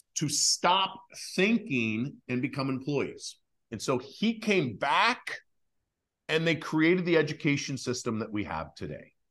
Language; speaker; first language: English; native; English